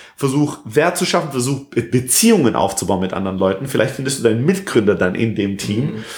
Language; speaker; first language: German; non-native, fluent; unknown